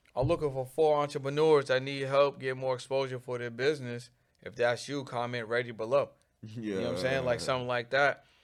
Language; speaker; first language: English; native; English